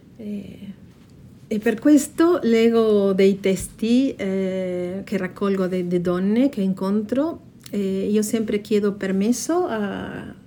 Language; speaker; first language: Italian; non-native, fluent; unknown